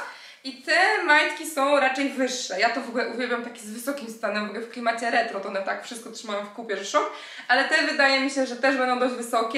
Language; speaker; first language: Polish; native; Polish